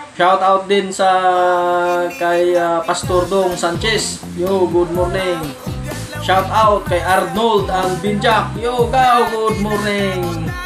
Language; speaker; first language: Filipino; non-native, local second language; Cebuano